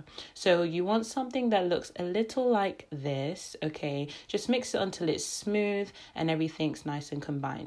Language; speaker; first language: English; native; English